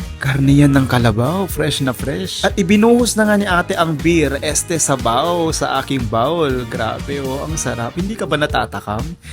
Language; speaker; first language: Filipino; non-native, local second language; Iloko